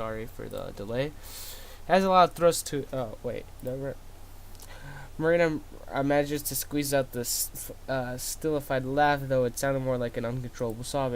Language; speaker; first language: English; native; English